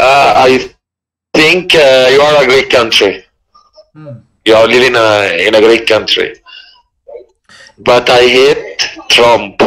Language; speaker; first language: English; non-native, learner; Arabic